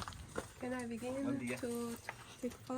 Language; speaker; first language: English; non-native, learner; Portuguese